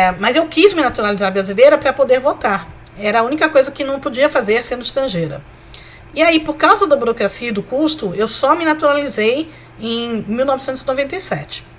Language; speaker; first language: Portuguese; early bilingual, other home language; Spanish